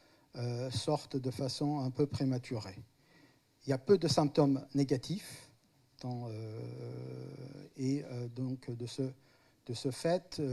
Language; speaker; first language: French; native; French